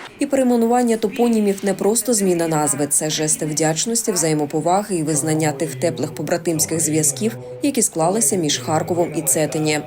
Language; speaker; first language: Ukrainian; native; Ukrainian